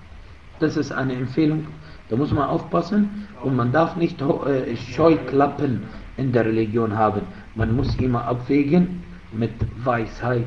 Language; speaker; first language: German; non-native, fluent; Arabic